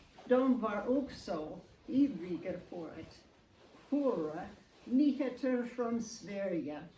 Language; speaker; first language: Swedish; non-native, learner; English